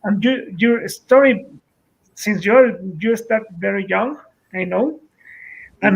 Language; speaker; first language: English; non-native, fluent; Spanish